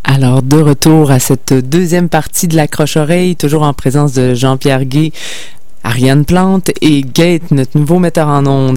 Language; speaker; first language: French; native; French